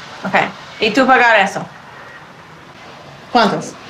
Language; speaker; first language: Spanish; non-native, learner; English